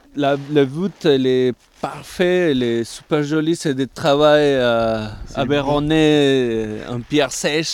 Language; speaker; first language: French; non-native, fluent; Spanish